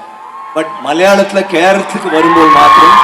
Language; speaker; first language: Malayalam; non-native, learner; Tamil